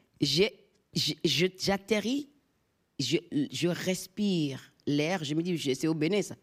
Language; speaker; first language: French; non-native, local second language; Fon